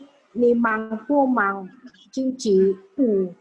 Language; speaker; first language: Chinese; non-native, learner; Indonesian